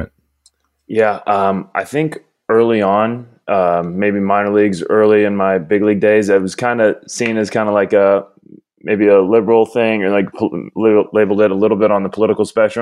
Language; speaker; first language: English; native; English